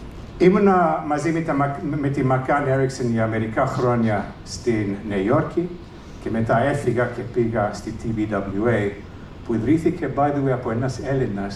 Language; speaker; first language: Greek; early bilingual, heritage; English